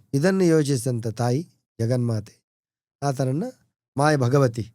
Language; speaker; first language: Kannada; non-native, local second language; Tulu